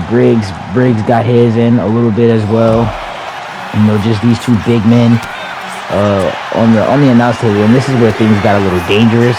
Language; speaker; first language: English; native; English